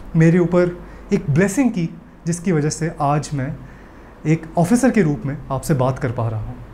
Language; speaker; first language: Hindi; native; Hindi